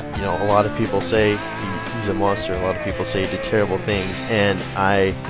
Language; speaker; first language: English; native; English